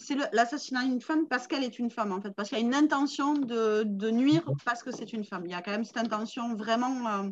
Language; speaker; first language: French; native; French